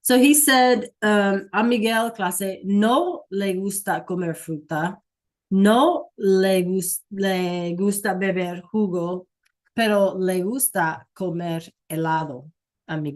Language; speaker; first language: Spanish; non-native, fluent; English